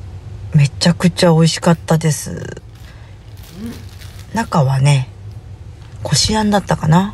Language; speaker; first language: Japanese; native; Japanese